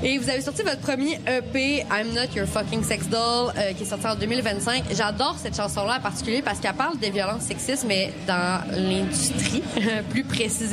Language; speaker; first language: French; native; French